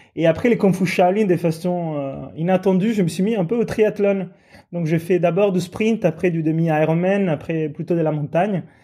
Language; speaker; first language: French; non-native, fluent; Italian